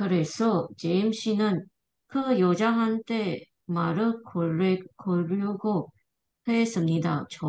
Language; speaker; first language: Korean; non-native, learner; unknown